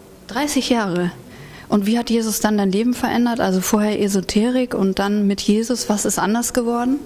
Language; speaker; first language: German; native; German